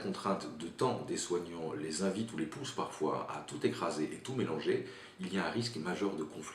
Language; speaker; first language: French; native; French